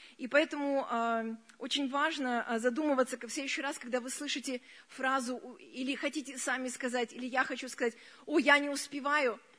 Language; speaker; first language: Russian; early bilingual, other home language; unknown